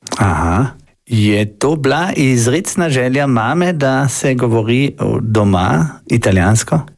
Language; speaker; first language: Slovenian; native; Slovenian